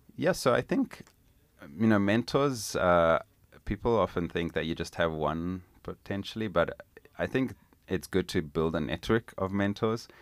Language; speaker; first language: English; non-native, local second language; Italian